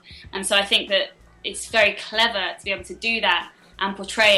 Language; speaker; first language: English; native; English